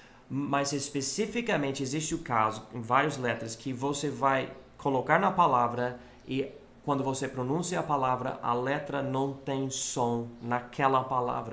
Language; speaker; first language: Portuguese; non-native, fluent; English